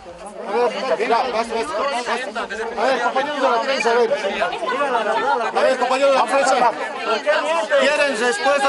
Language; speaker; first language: Spanish; native; Spanish